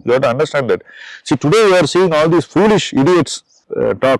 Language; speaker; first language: English; non-native, local second language; Tamil